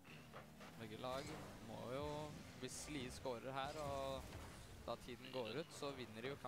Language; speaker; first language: Norwegian; native; Norwegian